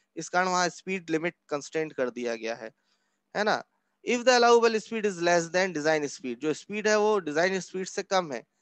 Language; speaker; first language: Hindi; native; Hindi